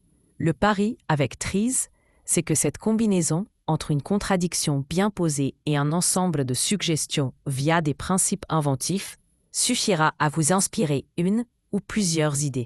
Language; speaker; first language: French; native; French